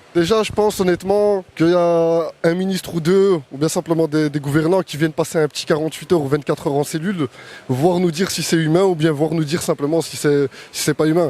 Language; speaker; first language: French; native; French